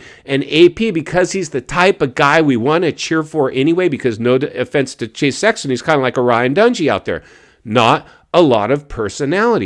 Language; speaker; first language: English; native; English